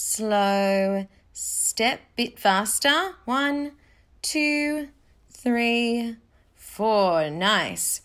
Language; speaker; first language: English; native; English